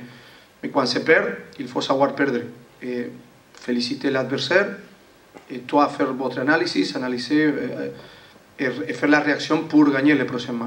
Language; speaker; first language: French; non-native, learner; Spanish